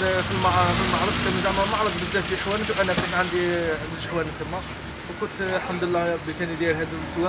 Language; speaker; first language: Arabic; native; Arabic